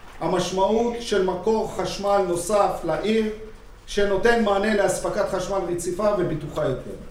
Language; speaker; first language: Hebrew; native; Hebrew